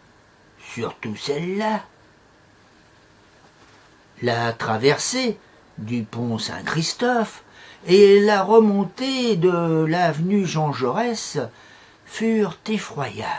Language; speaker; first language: French; native; French